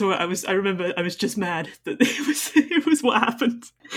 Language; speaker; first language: English; native; English